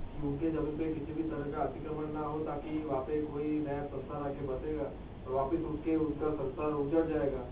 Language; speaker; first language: Hindi; non-native, local second language; Marathi